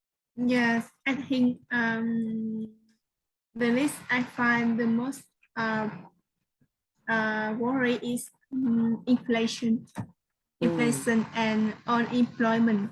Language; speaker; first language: English; non-native, learner; Vietnamese